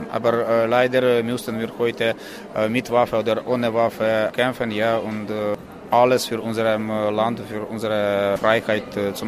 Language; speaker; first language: German; non-native, learner; Ukrainian